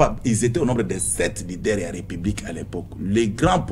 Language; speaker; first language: French; non-native, local second language; Lingala